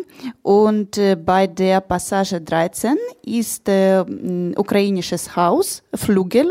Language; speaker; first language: German; non-native, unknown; Ukrainian